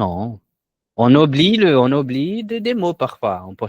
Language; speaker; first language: French; non-native, learner; Portuguese